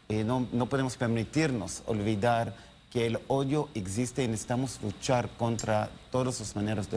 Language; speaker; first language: Spanish; non-native, learner; Hebrew